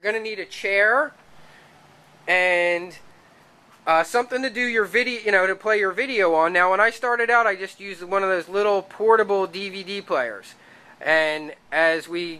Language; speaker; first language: English; native; English